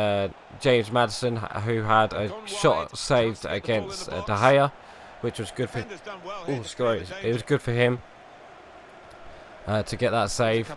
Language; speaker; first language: English; native; English